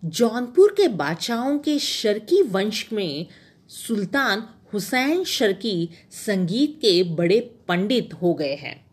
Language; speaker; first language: Hindi; non-native, local second language; Marathi